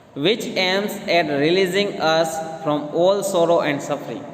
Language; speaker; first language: English; non-native, local second language; Gujarati